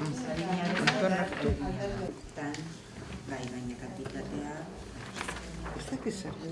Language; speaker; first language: Basque; non-native, local second language; Spanish